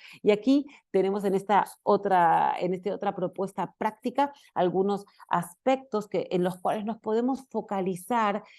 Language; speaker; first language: Spanish; native; Spanish